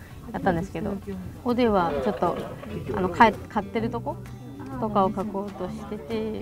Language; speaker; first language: Japanese; native; Japanese